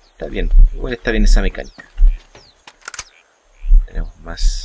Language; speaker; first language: Spanish; native; Spanish